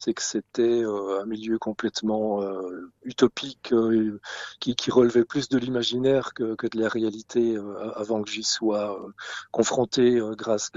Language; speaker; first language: French; native; French